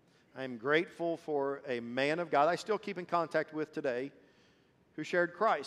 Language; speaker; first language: English; early bilingual, other home language; Swedish